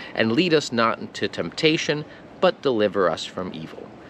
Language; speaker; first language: English; native; English